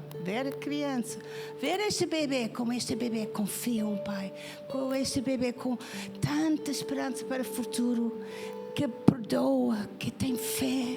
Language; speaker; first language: Portuguese; non-native, fluent; English